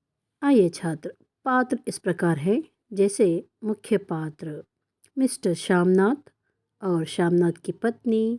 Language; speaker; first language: Hindi; non-native, local second language; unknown